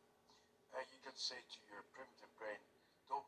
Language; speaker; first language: English; non-native, fluent; Dutch